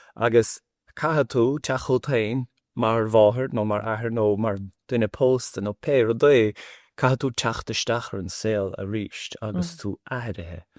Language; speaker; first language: Irish; non-native, local second language; English